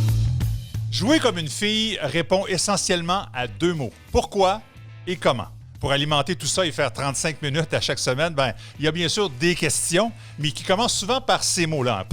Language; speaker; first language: French; native; French